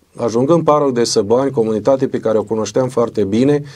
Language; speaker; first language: Romanian; native; Romanian